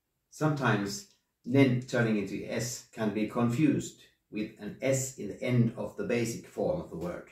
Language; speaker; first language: English; non-native, fluent; Finnish